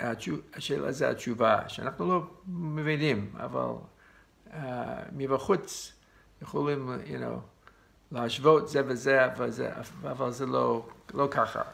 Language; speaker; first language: Hebrew; non-native, fluent; English